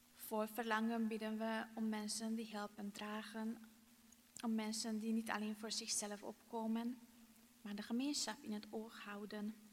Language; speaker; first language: Dutch; non-native, fluent; Hungarian